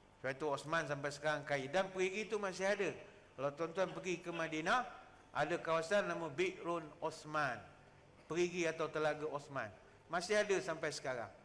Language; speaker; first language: Malay; native; Malay